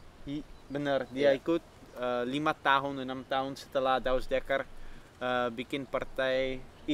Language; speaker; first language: Indonesian; non-native, fluent; Dutch